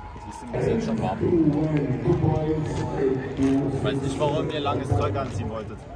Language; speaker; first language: German; native; German